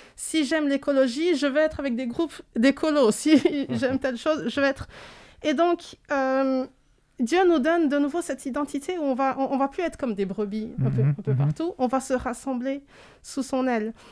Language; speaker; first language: French; native; French